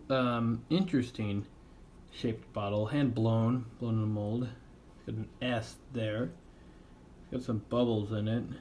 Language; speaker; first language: English; native; English